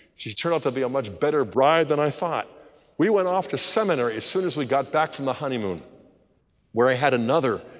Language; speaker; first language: English; native; English